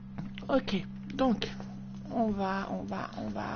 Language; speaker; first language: French; native; French